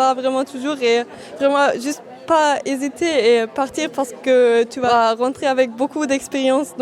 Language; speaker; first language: French; non-native, fluent; German